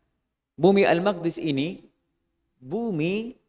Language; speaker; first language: Indonesian; non-native, fluent; Arabic